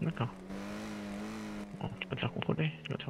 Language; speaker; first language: French; native; French